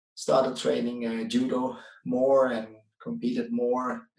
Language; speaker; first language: English; non-native, fluent; Dutch